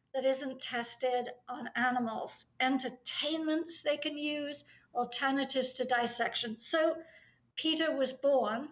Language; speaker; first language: English; native; English